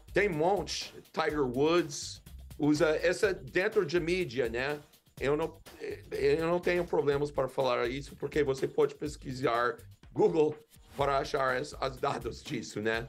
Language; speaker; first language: Portuguese; non-native, learner; English